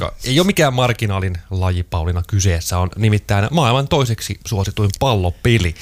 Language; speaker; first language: Finnish; native; Finnish